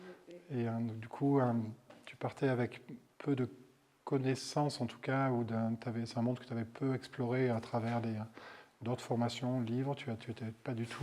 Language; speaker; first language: French; native; French